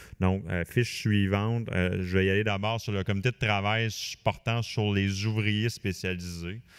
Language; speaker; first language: French; native; French